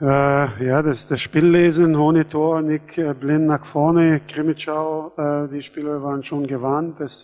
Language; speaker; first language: German; non-native, fluent; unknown